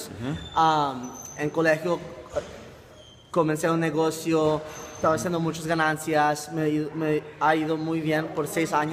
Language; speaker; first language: Spanish; early bilingual, heritage; Spanish